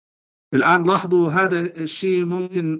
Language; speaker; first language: Arabic; native; Arabic